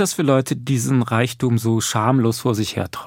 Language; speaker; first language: German; native; German